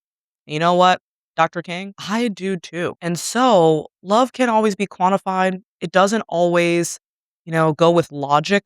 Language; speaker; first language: English; native; English